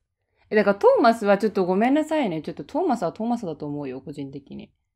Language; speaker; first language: Japanese; native; Japanese